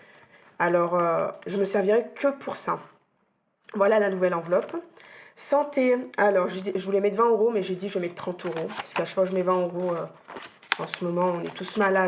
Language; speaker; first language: French; native; French